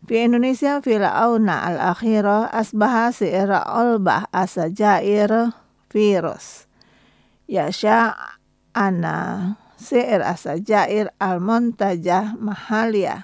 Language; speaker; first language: Arabic; non-native, fluent; Indonesian